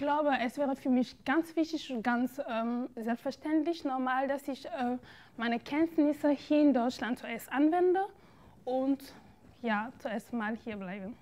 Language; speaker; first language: German; non-native, fluent; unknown